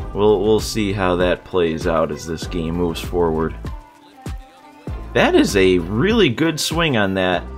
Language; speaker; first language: English; native; English